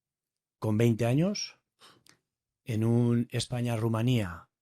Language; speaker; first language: Spanish; native; Spanish